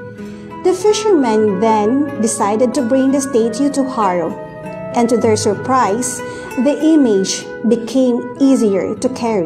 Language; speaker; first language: English; non-native, local second language; Filipino